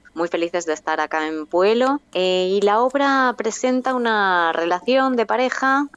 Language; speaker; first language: Spanish; native; Spanish